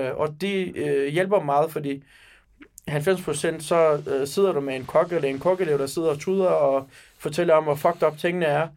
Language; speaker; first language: Danish; early bilingual, other home language; Turkish